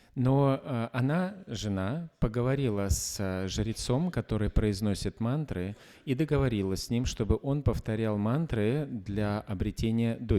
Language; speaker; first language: Russian; native; Russian